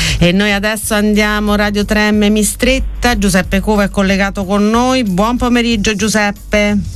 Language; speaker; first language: Italian; native; Italian